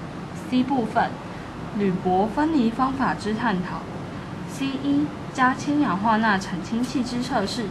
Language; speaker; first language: Chinese; native; Chinese